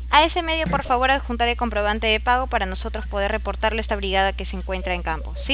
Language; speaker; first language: Spanish; native; Spanish